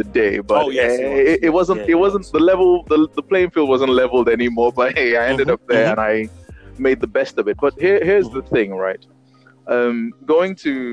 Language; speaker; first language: English; non-native, local second language; Yoruba